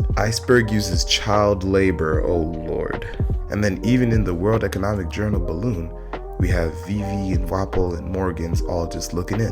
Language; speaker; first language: English; native; English